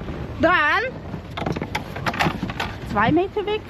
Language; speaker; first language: German; non-native, learner; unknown